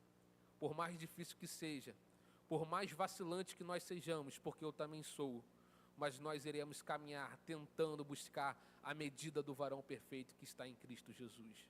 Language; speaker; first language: Portuguese; native; Portuguese